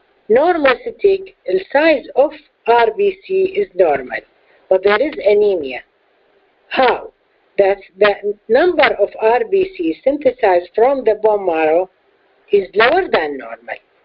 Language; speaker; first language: English; non-native, fluent; Arabic